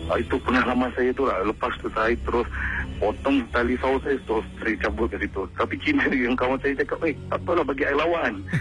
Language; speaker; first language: Malay; native; Malay